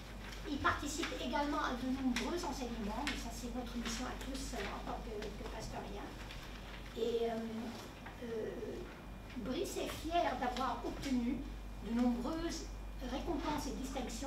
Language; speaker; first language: French; native; French